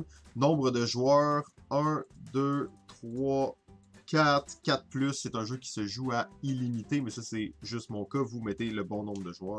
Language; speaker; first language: French; native; French